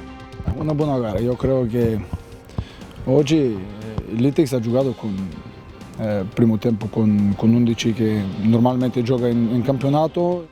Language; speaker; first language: Italian; non-native, learner; Bulgarian